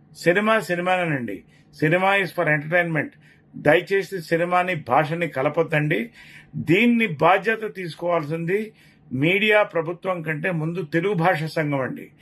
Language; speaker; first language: Telugu; native; Telugu